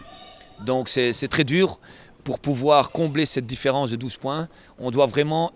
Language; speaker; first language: French; native; French